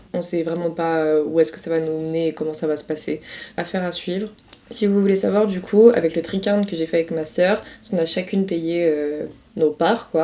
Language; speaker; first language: French; native; French